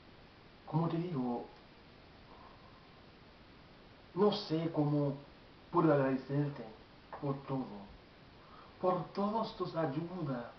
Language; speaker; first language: Spanish; non-native, learner; Haitian Creole